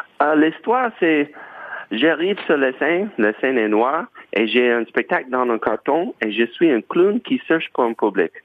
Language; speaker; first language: French; non-native, learner; English